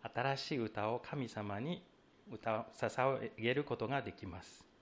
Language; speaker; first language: Japanese; non-native, fluent; Chinese